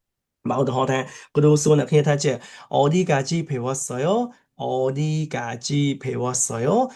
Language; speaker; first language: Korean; non-native, fluent; Khmer